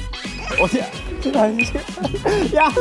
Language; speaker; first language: Korean; native; Korean